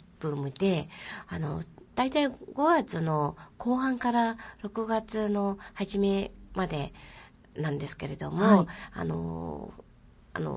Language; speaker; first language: Japanese; non-native, fluent; Mongolian